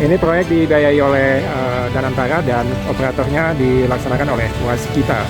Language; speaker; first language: Indonesian; non-native, local second language; Achinese